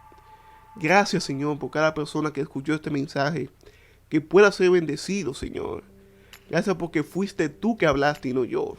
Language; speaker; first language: Spanish; native; Spanish